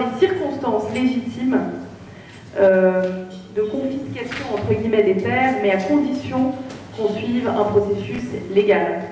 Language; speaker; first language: French; native; French